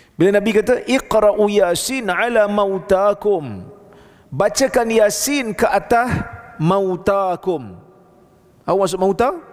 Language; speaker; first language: Malay; native; Malay